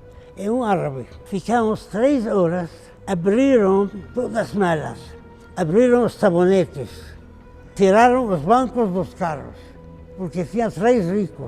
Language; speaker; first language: Portuguese; non-native, fluent; Arabic